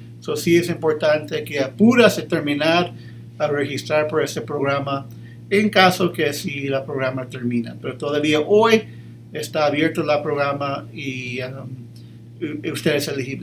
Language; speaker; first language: Spanish; early bilingual, heritage; English